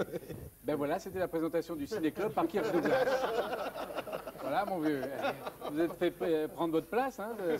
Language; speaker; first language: French; native; French